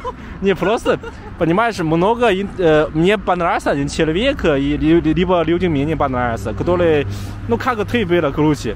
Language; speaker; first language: Russian; non-native, learner; Chinese